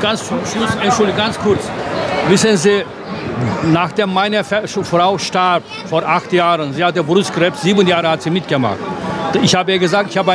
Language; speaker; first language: German; non-native, fluent; Turkish